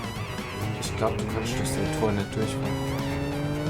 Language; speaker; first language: German; native; German